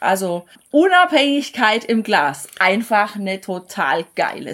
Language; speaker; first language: German; native; German